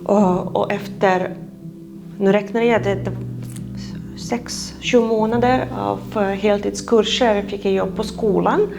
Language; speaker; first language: Swedish; non-native, fluent; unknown